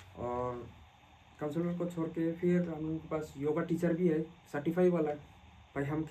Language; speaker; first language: Hindi; non-native, local second language; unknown